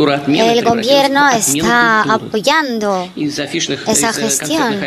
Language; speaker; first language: Spanish; non-native, learner; Russian